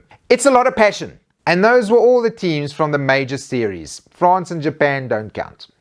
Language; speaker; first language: English; native; English